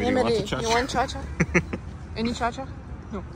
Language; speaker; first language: English; non-native, fluent; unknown